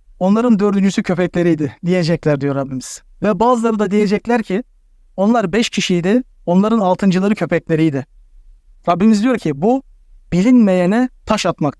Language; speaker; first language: Turkish; native; Turkish